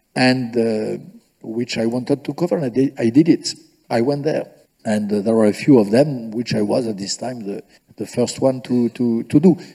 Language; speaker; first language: English; non-native, fluent; French